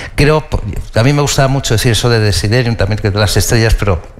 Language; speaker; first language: Spanish; native; Spanish